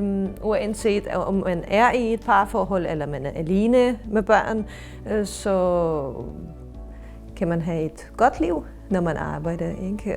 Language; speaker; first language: Danish; non-native, fluent; Ukrainian